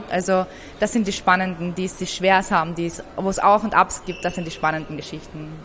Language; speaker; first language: German; early bilingual, other home language; Persian